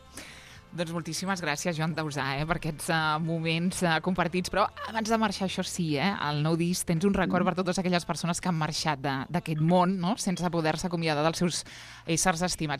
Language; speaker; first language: Catalan; native; Catalan